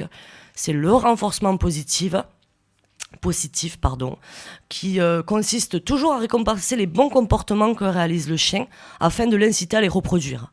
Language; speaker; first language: French; native; French